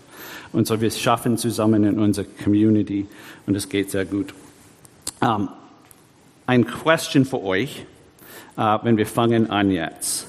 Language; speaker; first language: German; early bilingual, heritage; German